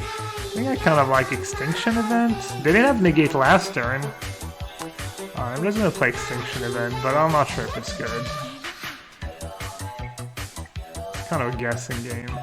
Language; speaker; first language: English; non-native, fluent; French